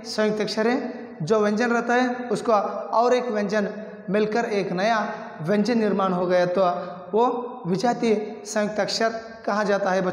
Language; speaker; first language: Hindi; non-native, local second language; Kannada